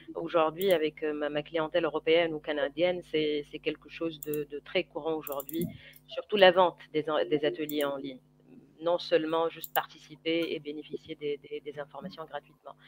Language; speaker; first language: French; non-native, local second language; Arabic